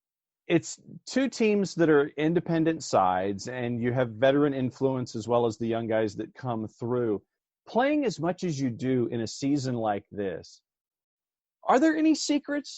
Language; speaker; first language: English; native; English